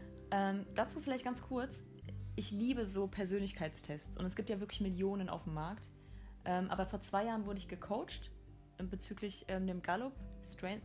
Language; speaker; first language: German; native; German